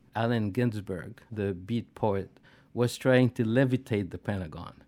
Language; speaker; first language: English; non-native, fluent; Arabic